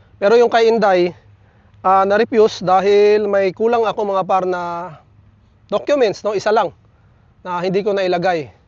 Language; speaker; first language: Filipino; native; Filipino